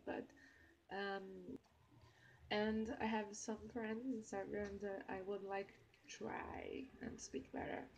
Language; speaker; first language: English; non-native, learner; Portuguese